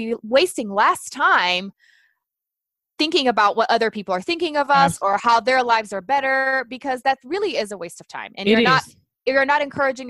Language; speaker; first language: English; non-native, fluent; Portuguese